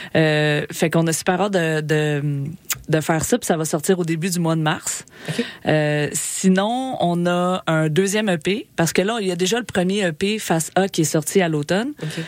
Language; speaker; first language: French; native; French